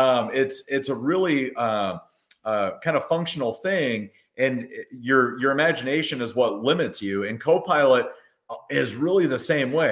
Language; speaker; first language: English; native; English